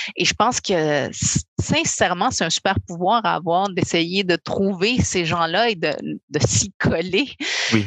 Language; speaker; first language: French; early bilingual, other home language; Spanish